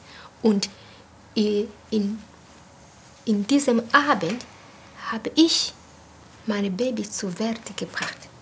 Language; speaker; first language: German; non-native, learner; Kinyarwanda